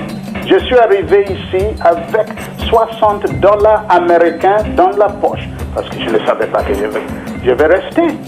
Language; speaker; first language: French; non-native, fluent; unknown